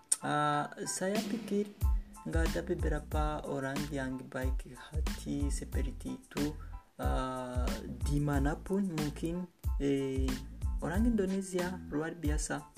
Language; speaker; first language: Indonesian; non-native, learner; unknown